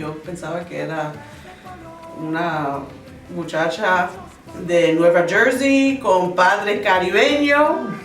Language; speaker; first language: Spanish; early bilingual, other home language; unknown